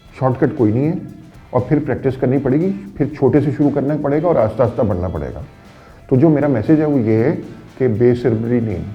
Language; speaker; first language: Urdu; native; Urdu